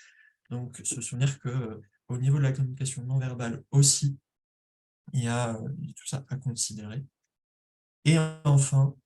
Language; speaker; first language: French; native; French